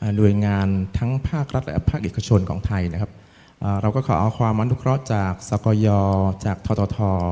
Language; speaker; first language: Thai; non-native, fluent; Vietnamese